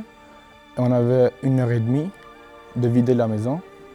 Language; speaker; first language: French; non-native, learner; Albanian